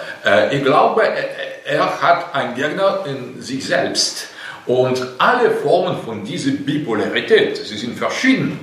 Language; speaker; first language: German; non-native, learner; Russian